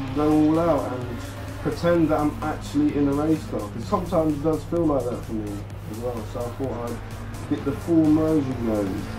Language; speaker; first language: English; native; English